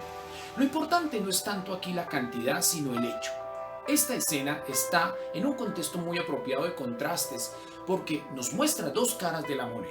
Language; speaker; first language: Spanish; native; Spanish